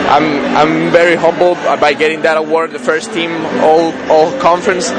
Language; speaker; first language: English; non-native, fluent; Spanish